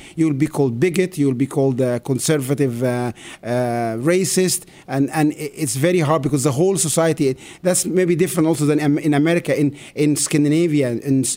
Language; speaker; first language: English; non-native, fluent; Arabic